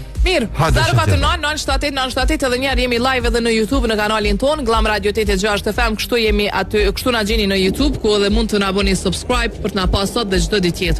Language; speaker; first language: Albanian; native; Albanian